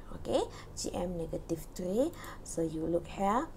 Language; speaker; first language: English; non-native, local second language; Malay